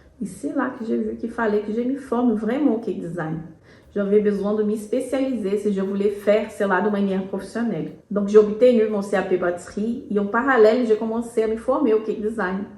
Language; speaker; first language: French; non-native, fluent; Portuguese